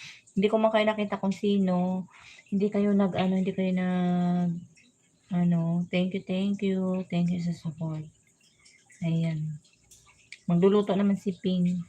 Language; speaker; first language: Filipino; non-native, local second language; Bikol